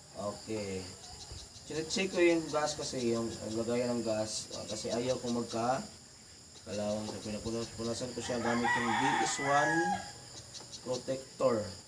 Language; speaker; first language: Filipino; non-native, local second language; Cebuano